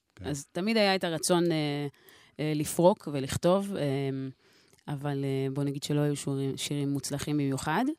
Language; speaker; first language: Hebrew; native; Hebrew